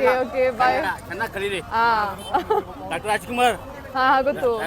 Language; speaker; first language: Kannada; non-native, learner; German